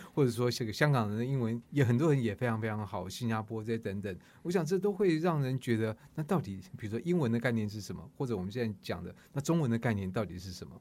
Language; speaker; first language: Chinese; native; Chinese